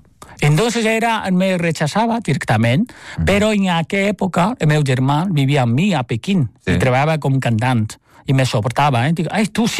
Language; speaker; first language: Catalan; non-native, fluent; Chinese